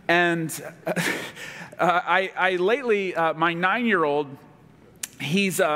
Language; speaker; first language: English; native; English